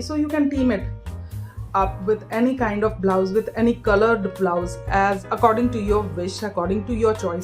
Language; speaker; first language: English; non-native, local second language; Hindi